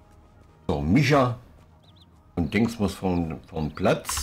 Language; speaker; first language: German; native; German